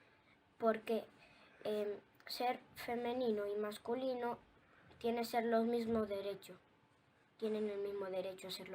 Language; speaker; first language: Spanish; non-native, local second language; Galician